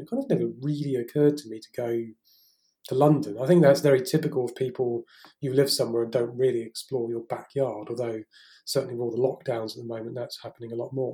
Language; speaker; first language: English; native; English